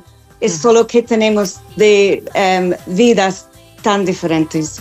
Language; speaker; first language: Spanish; non-native, fluent; English